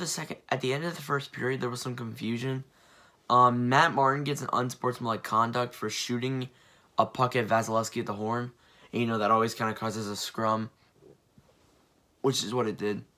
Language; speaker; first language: English; native; English